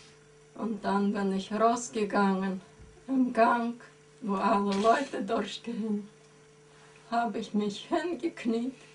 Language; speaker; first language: German; early bilingual, heritage; German